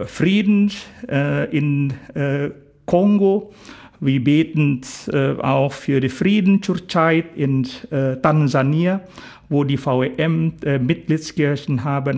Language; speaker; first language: German; non-native, fluent; Indonesian